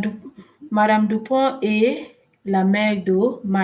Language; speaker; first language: French; non-native, learner; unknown